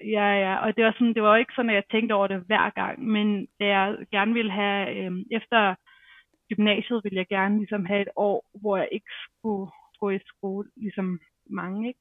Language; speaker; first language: Danish; native; Danish